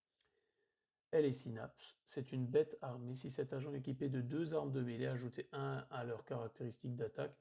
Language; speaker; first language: French; native; French